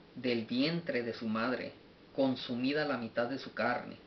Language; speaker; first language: Spanish; early bilingual, heritage; Spanish